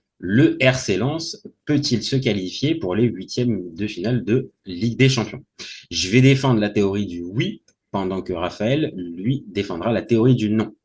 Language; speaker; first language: French; native; French